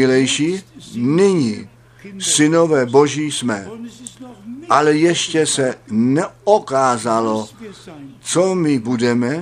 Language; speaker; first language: Czech; non-native, fluent; German